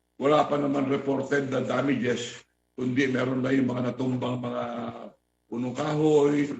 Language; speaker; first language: Filipino; non-native, local second language; Iloko